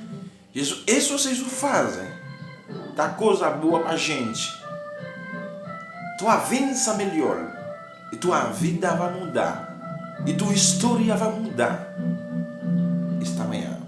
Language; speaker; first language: Portuguese; non-native, learner; Haitian Creole